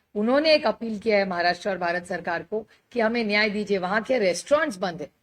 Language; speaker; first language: Hindi; non-native, local second language; Marathi